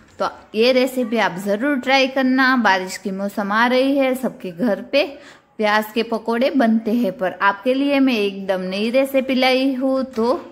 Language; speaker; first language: Hindi; non-native, local second language; Gujarati